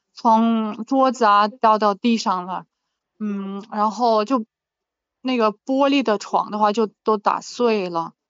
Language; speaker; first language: Chinese; non-native, fluent; Ukrainian